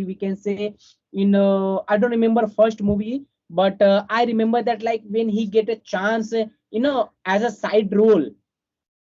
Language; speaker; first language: English; non-native, fluent; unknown